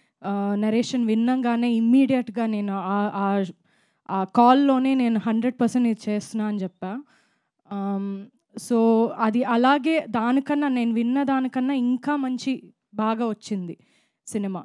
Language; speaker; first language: Telugu; non-native, local second language; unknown